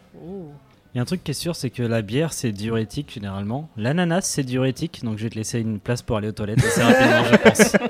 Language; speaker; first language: French; native; French